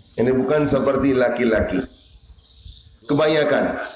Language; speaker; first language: Indonesian; non-native, learner; Urdu